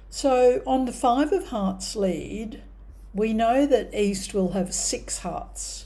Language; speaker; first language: English; native; English